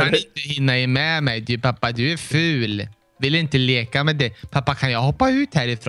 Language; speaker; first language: Swedish; native; Swedish